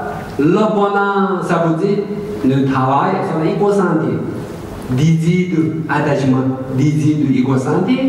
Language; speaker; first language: French; non-native, learner; Tibetan